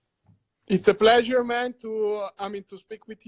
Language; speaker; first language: English; non-native, fluent; Italian